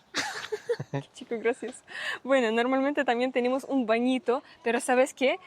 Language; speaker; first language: Spanish; non-native, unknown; Russian